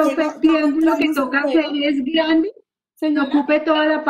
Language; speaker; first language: Spanish; native; Spanish